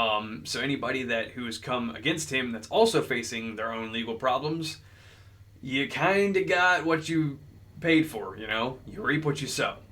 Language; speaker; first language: English; native; English